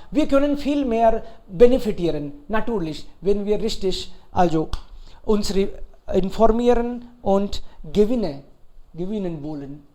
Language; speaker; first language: German; non-native, fluent; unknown